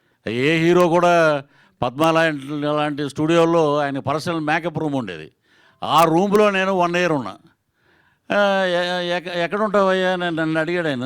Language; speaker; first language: Telugu; native; Telugu